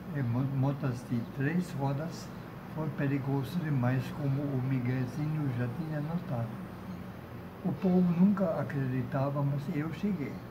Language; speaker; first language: Portuguese; non-native, fluent; German